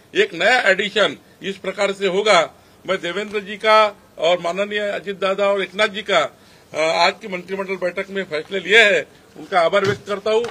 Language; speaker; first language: Hindi; non-native, local second language; Marathi